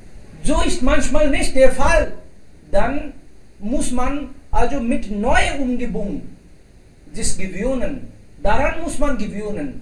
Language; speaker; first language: German; non-native, fluent; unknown